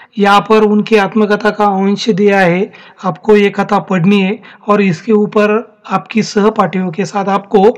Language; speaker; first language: Hindi; non-native, local second language; Marathi